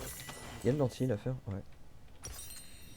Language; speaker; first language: French; native; French